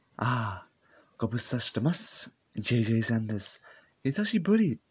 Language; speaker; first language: Japanese; non-native, learner; English